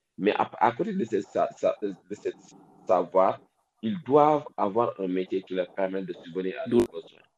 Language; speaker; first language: French; non-native, local second language; Wolof